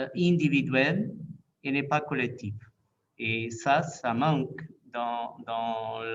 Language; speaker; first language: French; non-native, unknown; Portuguese